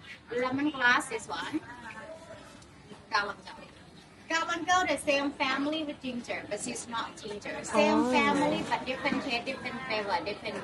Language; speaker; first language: English; non-native, learner; Thai